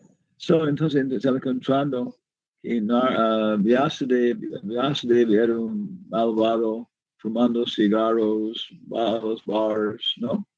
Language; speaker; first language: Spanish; non-native, learner; English